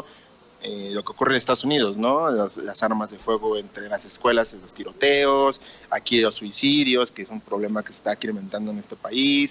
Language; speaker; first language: Spanish; native; Spanish